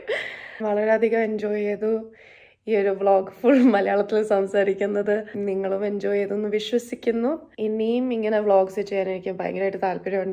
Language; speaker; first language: Malayalam; early bilingual, heritage; Malayalam